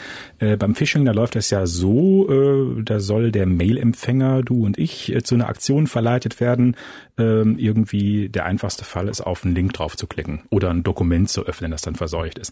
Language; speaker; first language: German; native; German